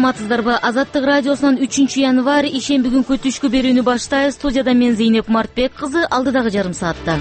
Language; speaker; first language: Kyrgyz; native; Kyrgyz